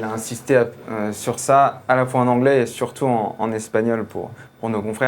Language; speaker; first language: French; native; French